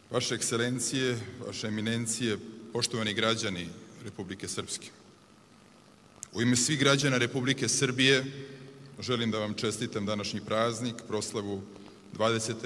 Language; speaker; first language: Serbian; native; Serbian